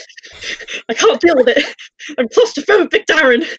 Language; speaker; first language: English; native; English